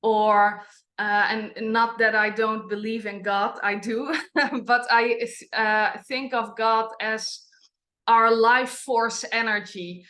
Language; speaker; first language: English; non-native, fluent; Dutch